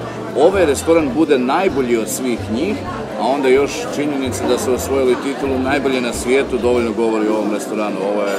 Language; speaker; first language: Croatian; native; Croatian